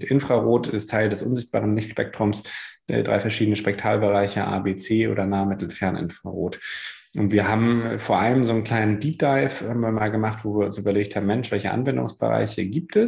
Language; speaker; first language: German; native; German